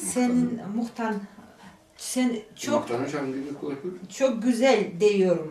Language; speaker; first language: Turkish; non-native, learner; Chuvash